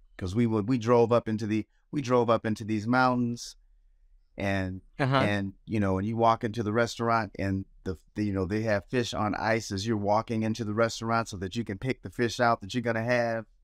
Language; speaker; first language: English; native; English